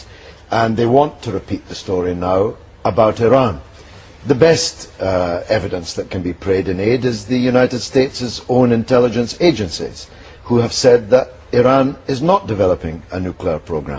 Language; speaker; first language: English; native; English